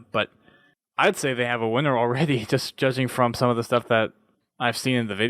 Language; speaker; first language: English; native; English